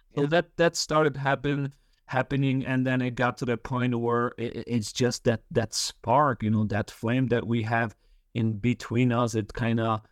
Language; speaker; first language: English; early bilingual, other home language; Polish